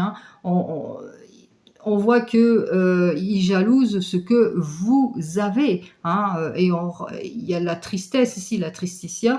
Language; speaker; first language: French; native; French